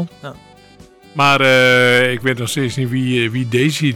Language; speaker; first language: Dutch; native; Dutch